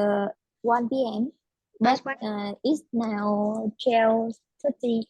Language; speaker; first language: English; non-native, learner; Vietnamese